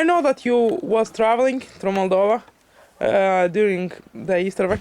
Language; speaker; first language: English; non-native, fluent; Romanian